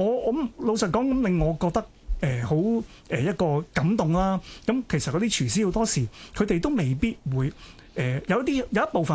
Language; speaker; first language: Cantonese; native; Cantonese